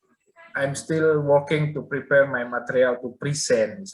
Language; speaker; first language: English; non-native, learner; Indonesian